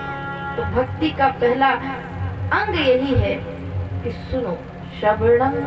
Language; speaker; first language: Hindi; native; Hindi